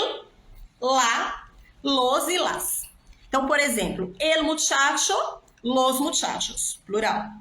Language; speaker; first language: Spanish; non-native, fluent; Portuguese